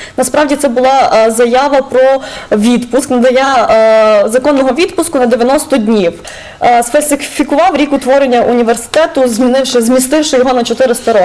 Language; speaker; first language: Ukrainian; native; Ukrainian